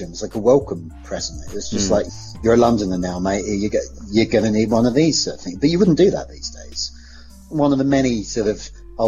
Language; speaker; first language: English; native; English